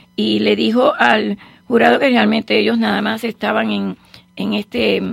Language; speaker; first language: Spanish; native; Spanish